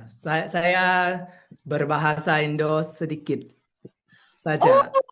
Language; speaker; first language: Indonesian; non-native, learner; Thai